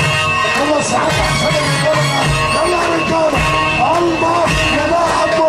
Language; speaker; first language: Arabic; native; Arabic